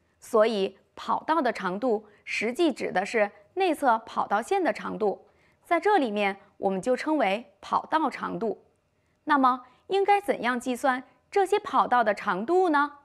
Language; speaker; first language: Chinese; native; Chinese